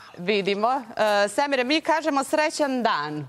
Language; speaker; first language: Serbian; native; Serbian